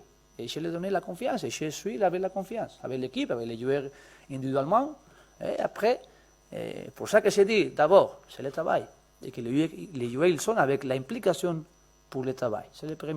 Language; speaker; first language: French; non-native, learner; Spanish